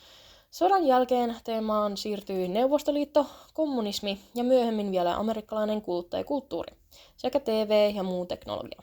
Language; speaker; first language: Finnish; native; Finnish